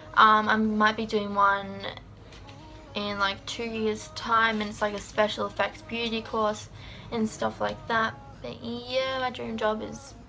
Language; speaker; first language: English; native; English